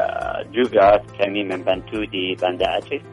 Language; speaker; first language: Indonesian; non-native, learner; English